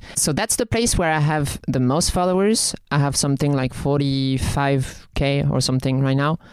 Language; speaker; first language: English; non-native, fluent; French